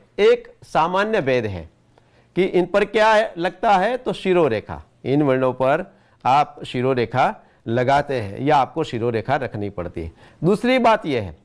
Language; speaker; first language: Hindi; non-native, local second language; Gujarati